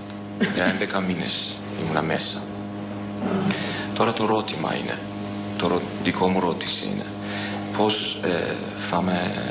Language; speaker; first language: Greek; non-native, learner; Persian